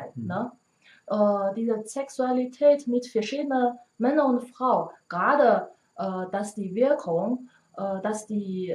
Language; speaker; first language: German; non-native, learner; Chinese